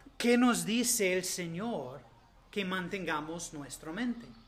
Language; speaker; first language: Spanish; non-native, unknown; English